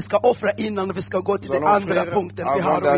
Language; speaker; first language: Swedish; non-native, learner; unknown